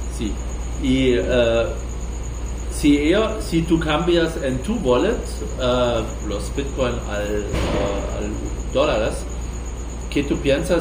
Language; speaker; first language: Spanish; non-native, learner; German